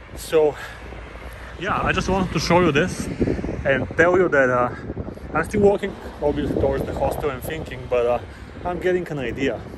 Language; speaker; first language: English; non-native, fluent; Bulgarian